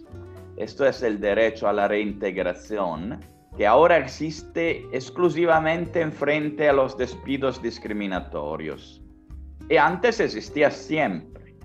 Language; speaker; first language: Spanish; non-native, fluent; Italian